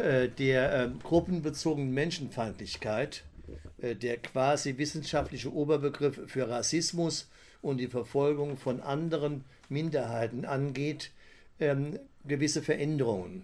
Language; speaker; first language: German; native; German